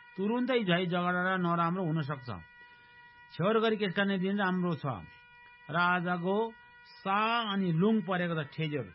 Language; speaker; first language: Nepali; non-native, local second language; Eastern Tamang